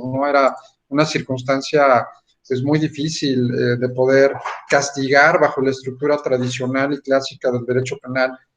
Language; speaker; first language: Spanish; native; Spanish